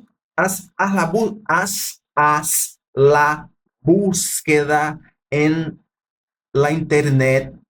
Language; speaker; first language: Spanish; non-native, learner; Portuguese